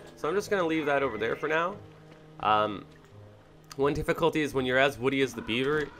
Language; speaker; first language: English; native; English